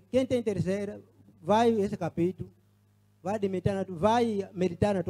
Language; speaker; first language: Portuguese; non-native, learner; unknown